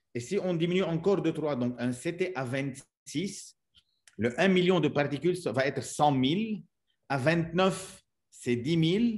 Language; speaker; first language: French; non-native, local second language; Arabic